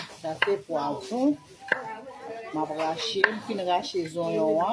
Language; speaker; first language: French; non-native, learner; Haitian Creole